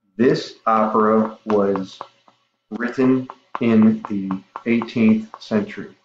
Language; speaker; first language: English; native; English